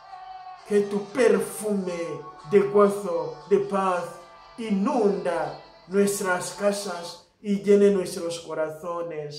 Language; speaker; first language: Spanish; non-native, fluent; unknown